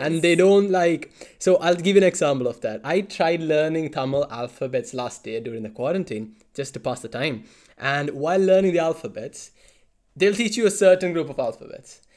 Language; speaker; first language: English; non-native, local second language; Malayalam